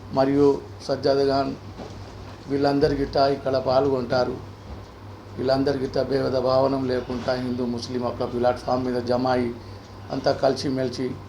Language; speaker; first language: Urdu; native; Urdu